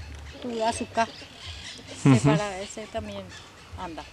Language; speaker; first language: Spanish; non-native, local second language; Guarani